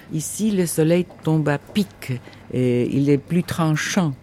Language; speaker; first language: French; non-native, fluent; Spanish